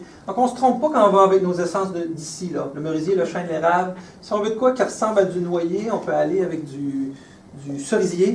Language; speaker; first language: French; native; French